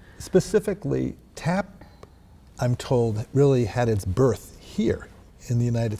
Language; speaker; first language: English; native; English